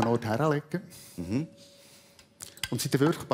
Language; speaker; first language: German; native; German